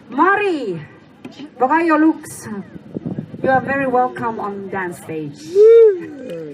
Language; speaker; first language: English; non-native, learner; Estonian